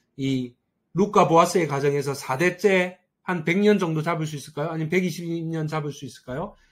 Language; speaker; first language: Korean; native; Korean